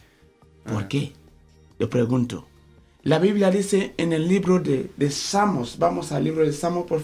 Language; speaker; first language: Spanish; non-native, fluent; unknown